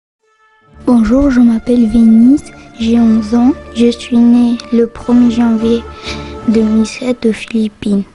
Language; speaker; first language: French; non-native, learner; Filipino